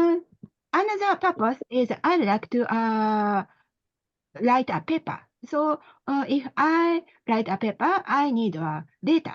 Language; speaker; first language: English; non-native, learner; Japanese